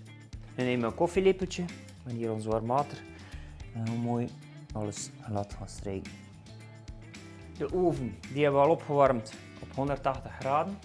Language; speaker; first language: Dutch; native; Dutch